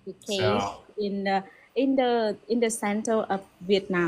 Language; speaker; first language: English; non-native, learner; Vietnamese